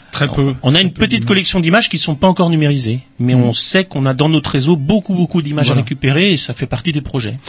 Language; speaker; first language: French; native; French